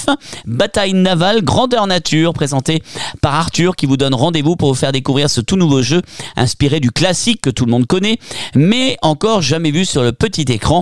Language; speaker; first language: French; native; French